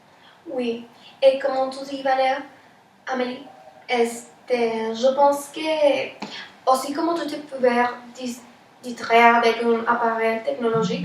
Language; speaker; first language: French; non-native, learner; Spanish